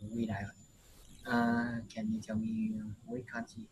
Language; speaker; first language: English; non-native, learner; Vietnamese